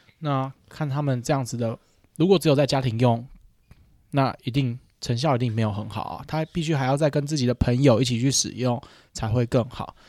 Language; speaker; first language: Chinese; native; Chinese